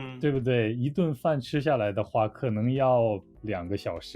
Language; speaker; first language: Chinese; native; Chinese